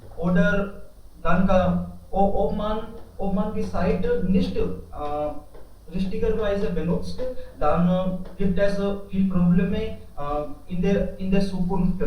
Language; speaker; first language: German; non-native, learner; Hindi